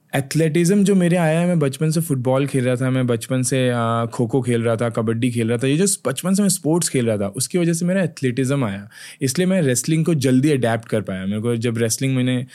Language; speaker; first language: Hindi; native; Hindi